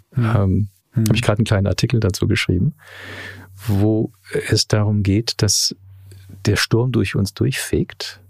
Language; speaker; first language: German; early bilingual, heritage; English